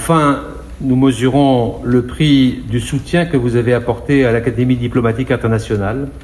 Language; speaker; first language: French; native; French